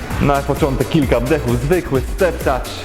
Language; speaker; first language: Polish; native; Polish